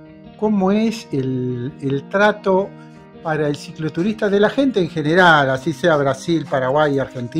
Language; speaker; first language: Spanish; native; Spanish